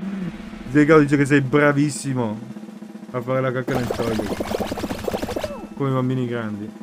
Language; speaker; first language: Italian; native; Italian